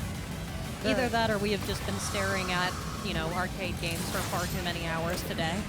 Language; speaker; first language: English; native; English